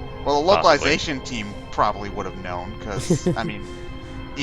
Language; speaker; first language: English; native; English